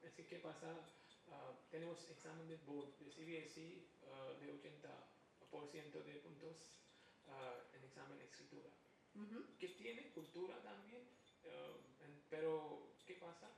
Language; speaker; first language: Spanish; non-native, fluent; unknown